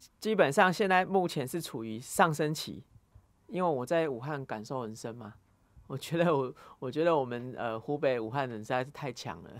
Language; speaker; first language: Chinese; native; Chinese